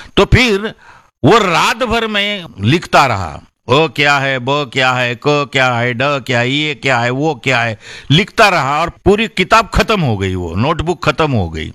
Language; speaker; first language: Hindi; non-native, local second language; Marathi